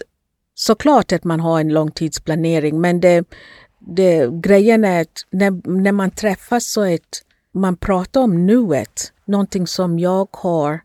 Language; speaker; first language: Swedish; non-native, fluent; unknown